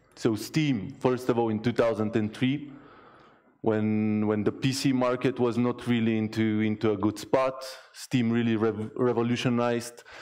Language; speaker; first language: English; non-native, fluent; Bulgarian